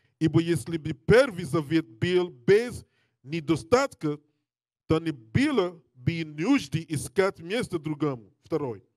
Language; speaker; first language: Russian; non-native, learner; English